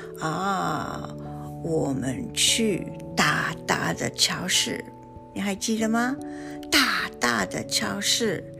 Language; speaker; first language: Chinese; non-native, fluent; English